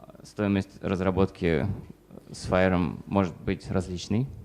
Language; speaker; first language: Russian; native; Russian